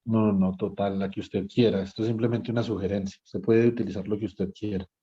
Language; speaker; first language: Spanish; native; Spanish